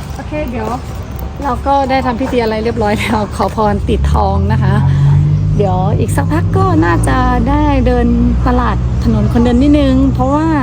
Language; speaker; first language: Thai; non-native, fluent; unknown